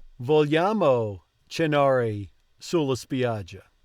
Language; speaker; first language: Italian; non-native, learner; English